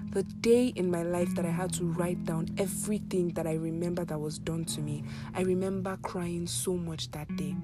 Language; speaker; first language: English; non-native, local second language; Yoruba